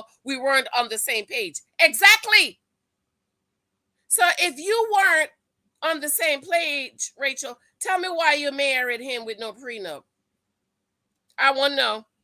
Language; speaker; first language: English; native; English